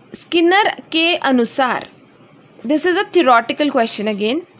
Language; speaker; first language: Hindi; non-native, local second language; Marathi